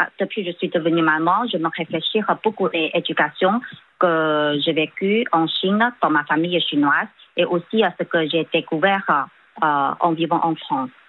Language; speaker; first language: French; non-native, fluent; Chinese